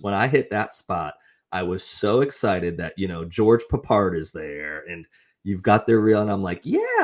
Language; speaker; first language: English; native; English